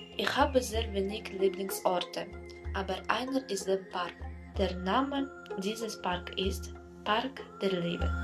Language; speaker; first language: German; non-native, learner; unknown